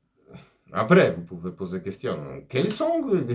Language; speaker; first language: French; non-native, fluent; Polish